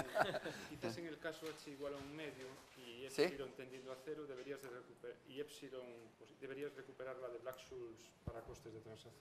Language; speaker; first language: Spanish; native; Spanish